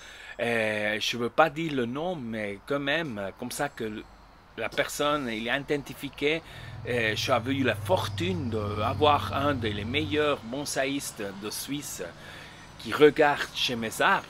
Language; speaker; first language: French; non-native, learner; Spanish